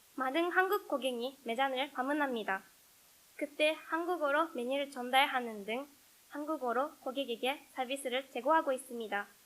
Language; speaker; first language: Korean; non-native, learner; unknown